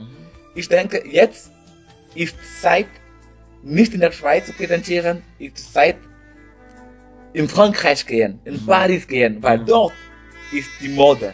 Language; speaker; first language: German; non-native, learner; French